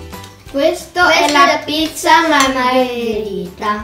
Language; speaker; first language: Italian; early bilingual, other home language; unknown